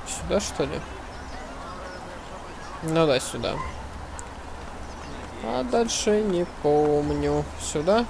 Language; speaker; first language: Russian; native; Russian